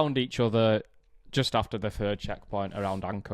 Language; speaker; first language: English; native; English